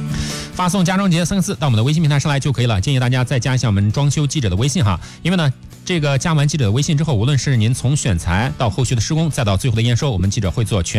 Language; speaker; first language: Chinese; native; Chinese